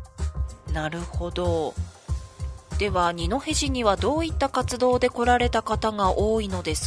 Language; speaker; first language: Japanese; native; Japanese